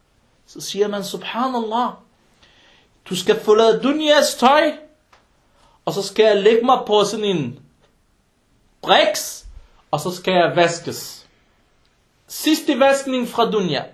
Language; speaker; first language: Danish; early bilingual, other home language; Arabic